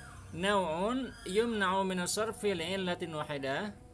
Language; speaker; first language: Arabic; non-native, fluent; Indonesian